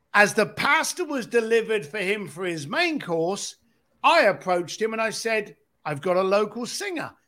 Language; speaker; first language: English; native; English